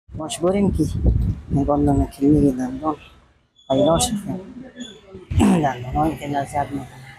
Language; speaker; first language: Persian; non-native, local second language; Hazaragi